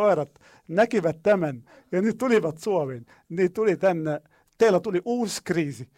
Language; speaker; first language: Finnish; non-native, fluent; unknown